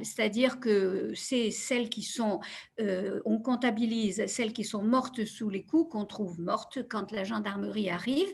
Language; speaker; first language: French; native; French